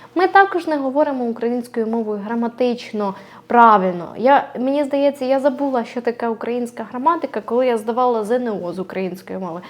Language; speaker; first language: Ukrainian; native; Ukrainian